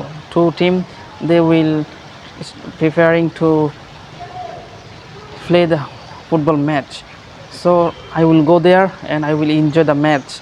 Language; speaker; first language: English; non-native, learner; Bangla